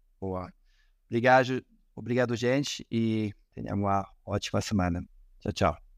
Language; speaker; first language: Portuguese; non-native, fluent; Spanish